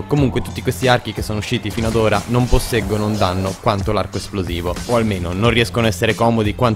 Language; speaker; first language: Italian; native; Italian